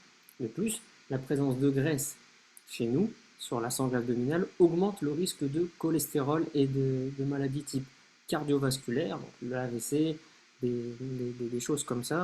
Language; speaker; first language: French; native; French